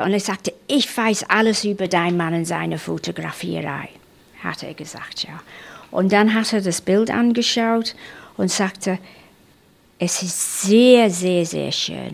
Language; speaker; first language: German; non-native, fluent; English